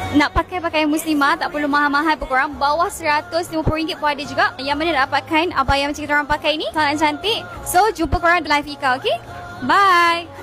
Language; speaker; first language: Malay; native; Malay